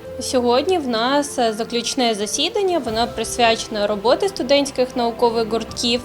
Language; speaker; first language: Ukrainian; native; Ukrainian